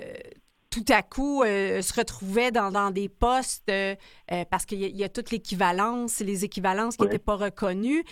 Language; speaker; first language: French; native; French